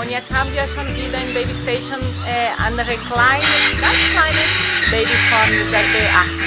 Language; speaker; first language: German; non-native, learner; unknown